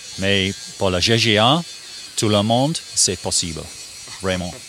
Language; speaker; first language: French; non-native, learner; English